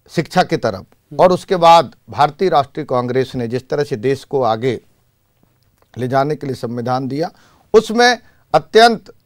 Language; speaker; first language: Hindi; native; Hindi